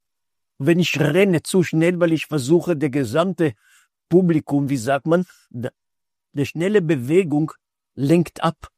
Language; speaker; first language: German; non-native, fluent; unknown